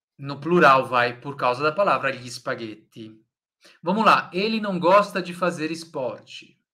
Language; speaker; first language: Portuguese; native; Portuguese